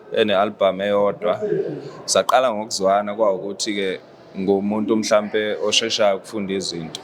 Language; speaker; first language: Zulu; native; Zulu